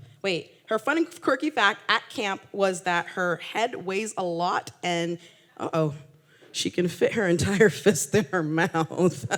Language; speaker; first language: English; native; English